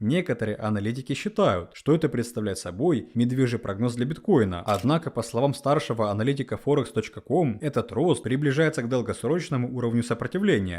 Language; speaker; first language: Russian; native; Russian